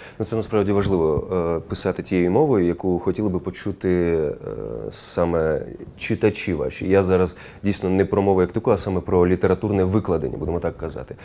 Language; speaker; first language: Ukrainian; native; Ukrainian